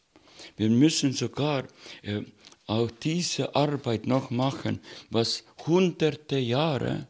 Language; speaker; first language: German; non-native, learner; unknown